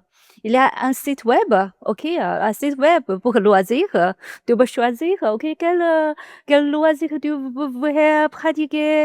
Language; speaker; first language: French; non-native, learner; Chinese